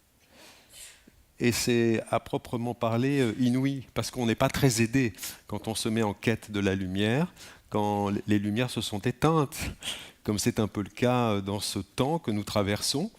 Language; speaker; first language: French; native; French